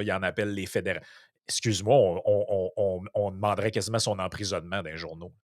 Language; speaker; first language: French; native; French